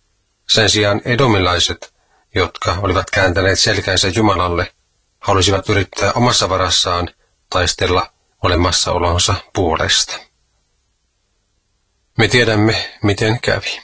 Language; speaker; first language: Finnish; native; Finnish